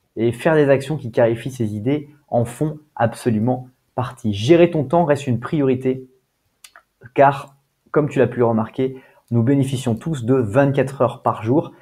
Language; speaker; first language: French; native; French